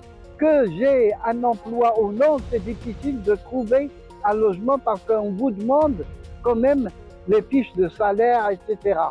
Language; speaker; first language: French; non-native, local second language; Arabic